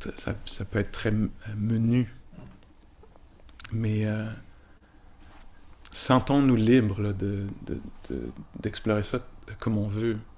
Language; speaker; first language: French; native; French